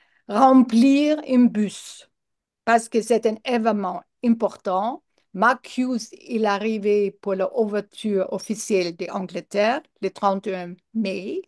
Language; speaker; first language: French; non-native, learner; English